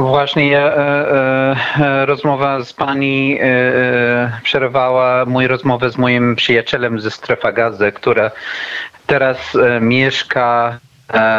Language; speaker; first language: Polish; non-native, learner; Arabic